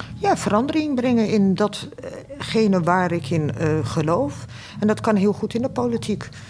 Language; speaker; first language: Dutch; early bilingual, other home language; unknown